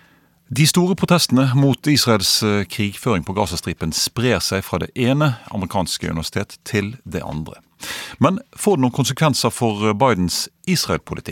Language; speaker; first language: Norwegian; native; Norwegian